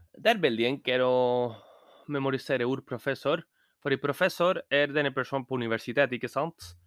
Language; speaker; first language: Norwegian; non-native, learner; Spanish